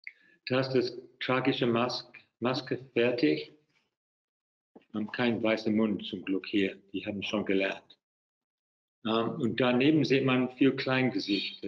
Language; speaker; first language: German; non-native, fluent; English